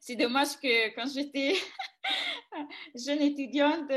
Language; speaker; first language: French; non-native, fluent; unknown